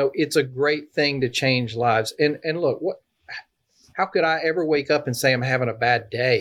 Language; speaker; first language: English; native; English